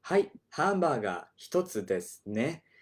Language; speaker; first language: Japanese; non-native, fluent; English